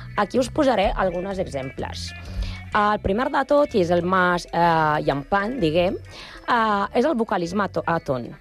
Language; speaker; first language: Catalan; non-native, learner; Spanish